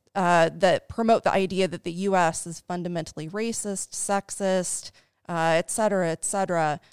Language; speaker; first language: English; native; English